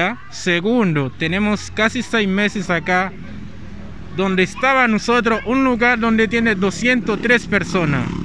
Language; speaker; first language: Spanish; non-native, learner; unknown